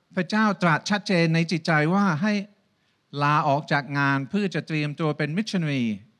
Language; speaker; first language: Thai; non-native, fluent; English